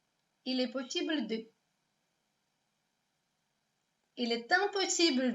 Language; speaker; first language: French; non-native, fluent; Russian